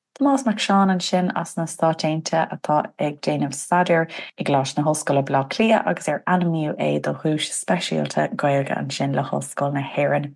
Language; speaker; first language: Irish; non-native, local second language; English